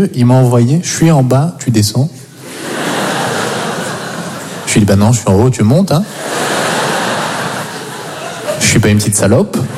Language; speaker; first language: French; native; French